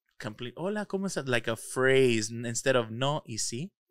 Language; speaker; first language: Spanish; early bilingual, heritage; Spanish